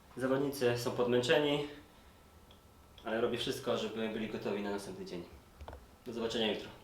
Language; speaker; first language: Polish; native; Polish